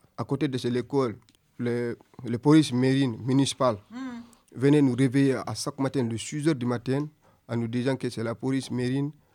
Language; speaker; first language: French; non-native, local second language; Fula